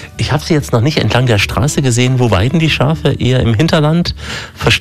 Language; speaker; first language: German; native; German